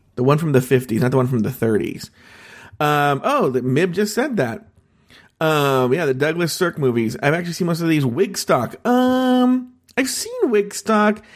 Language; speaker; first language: English; native; English